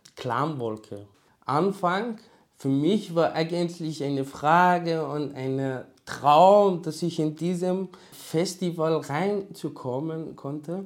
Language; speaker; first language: German; non-native, learner; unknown